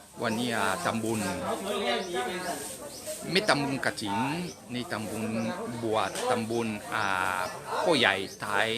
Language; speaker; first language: Thai; non-native, learner; French